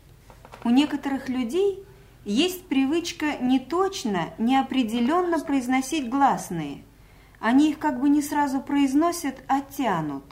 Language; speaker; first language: Russian; native; Russian